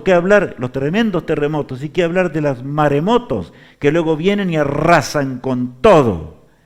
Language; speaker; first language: Spanish; native; Spanish